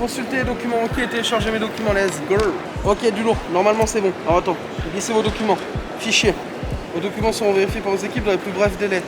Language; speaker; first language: French; native; French